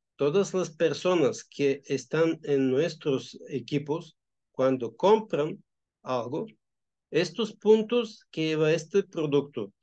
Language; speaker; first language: Spanish; non-native, fluent; Bulgarian